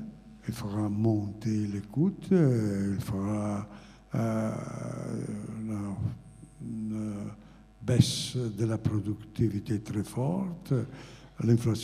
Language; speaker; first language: French; non-native, fluent; Italian